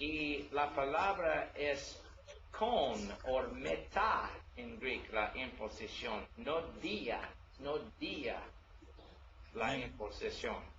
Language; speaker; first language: Spanish; non-native, learner; English